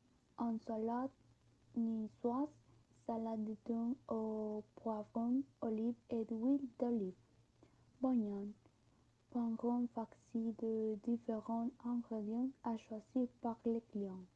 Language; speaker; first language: French; non-native, learner; Spanish